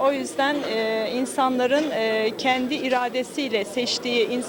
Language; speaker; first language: Turkish; native; Turkish